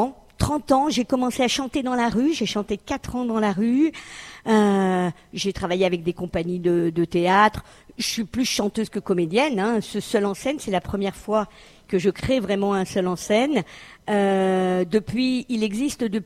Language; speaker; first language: French; native; French